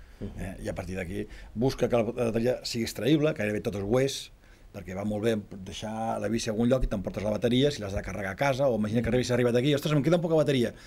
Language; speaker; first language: Catalan; native; Catalan